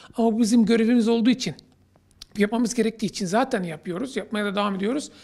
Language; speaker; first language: Turkish; non-native, fluent; Arabic